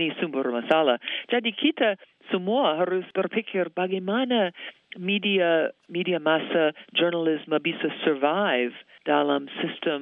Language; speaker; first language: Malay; non-native, fluent; English